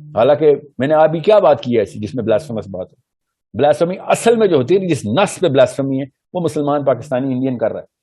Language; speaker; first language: Urdu; early bilingual, heritage; Urdu